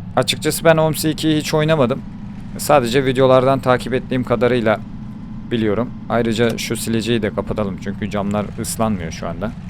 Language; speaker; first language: Turkish; native; Turkish